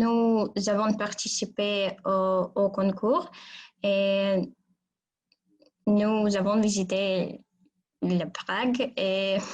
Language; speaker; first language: French; non-native, learner; Russian